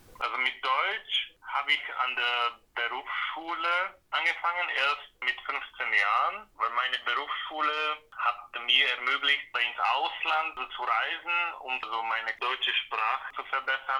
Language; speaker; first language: German; non-native, fluent; Slovak